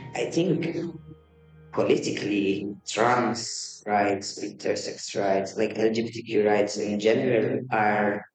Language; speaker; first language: English; non-native, fluent; Maltese